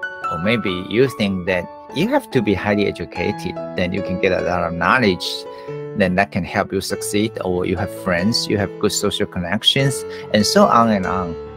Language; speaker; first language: English; non-native, fluent; Chinese